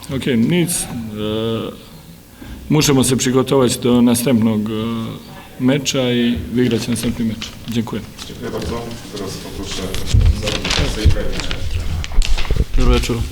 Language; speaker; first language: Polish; non-native, learner; Serbian